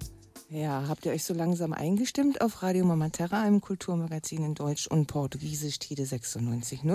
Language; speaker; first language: German; native; German